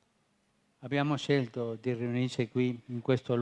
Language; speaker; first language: Italian; non-native, fluent; Spanish